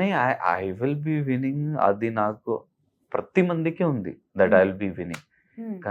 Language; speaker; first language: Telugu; non-native, local second language; Urdu